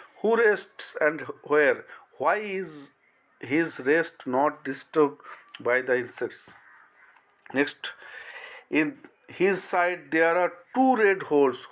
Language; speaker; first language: English; non-native, local second language; Bangla